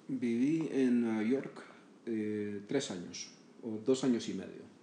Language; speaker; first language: Spanish; native; Spanish